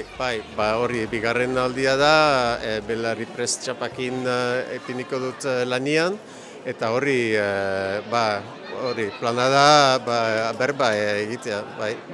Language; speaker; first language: Basque; non-native, learner; Dutch